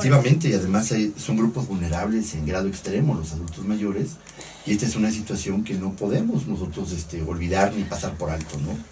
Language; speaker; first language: Spanish; native; Spanish